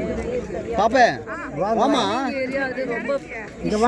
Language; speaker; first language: Tamil; native; Tamil